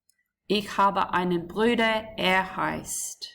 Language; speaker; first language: German; non-native, fluent; English